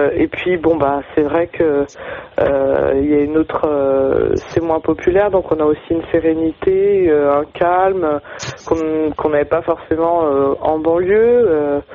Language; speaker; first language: French; native; French